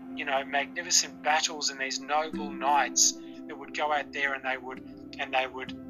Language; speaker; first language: English; native; English